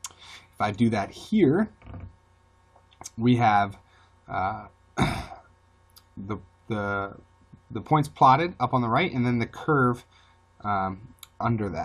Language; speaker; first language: English; native; English